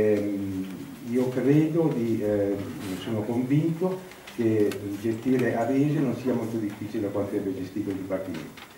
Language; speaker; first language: Italian; early bilingual, heritage; Italian